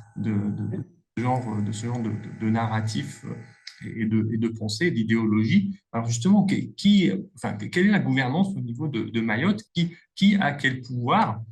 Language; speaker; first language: French; non-native, local second language; Kabyle